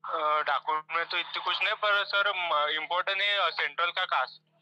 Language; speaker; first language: Hindi; non-native, local second language; Marathi